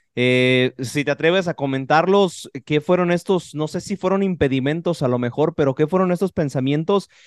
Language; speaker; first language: Spanish; native; Spanish